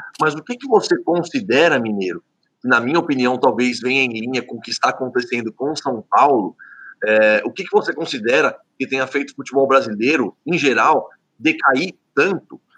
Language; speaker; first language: Portuguese; native; Portuguese